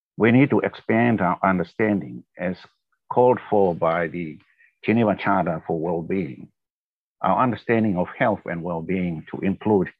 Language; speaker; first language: English; non-native, fluent; Tongan